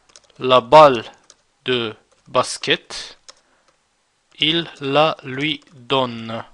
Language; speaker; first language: French; non-native, fluent; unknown